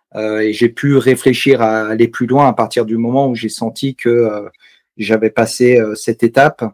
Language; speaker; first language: French; native; French